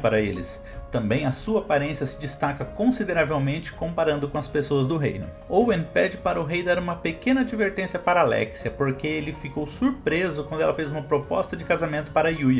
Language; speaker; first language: Portuguese; native; Portuguese